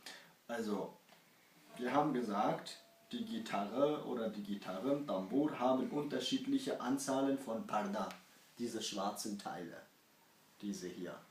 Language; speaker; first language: German; early bilingual, other home language; Kurdish